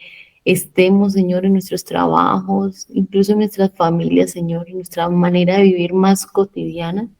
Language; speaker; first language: Spanish; native; Spanish